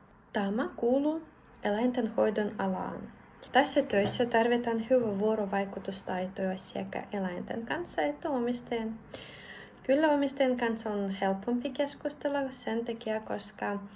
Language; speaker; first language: Finnish; non-native, fluent; Russian